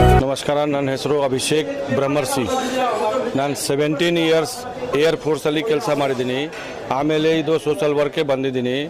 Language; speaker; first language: Kannada; non-native, learner; Hindi